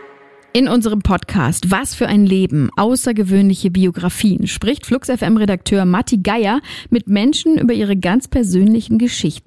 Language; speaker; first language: German; native; German